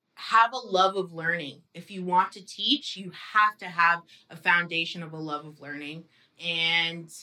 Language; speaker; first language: English; native; English